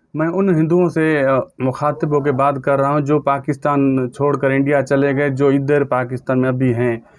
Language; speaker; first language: Urdu; native; Urdu